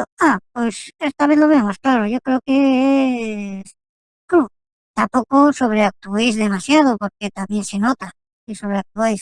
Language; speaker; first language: Spanish; native; Spanish